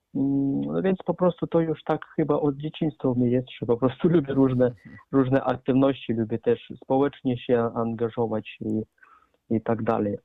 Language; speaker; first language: Polish; non-native, fluent; Russian